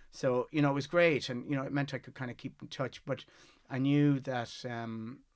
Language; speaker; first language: English; native; English